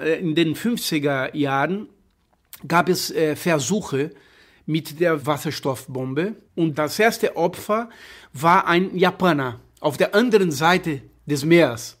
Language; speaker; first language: German; non-native, fluent; Portuguese